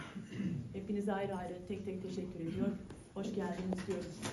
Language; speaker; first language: Turkish; native; Turkish